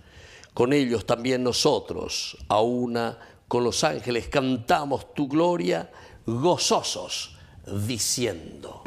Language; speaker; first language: Spanish; native; Spanish